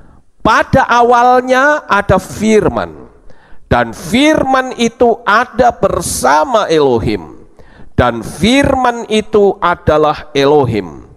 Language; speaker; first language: Indonesian; native; Indonesian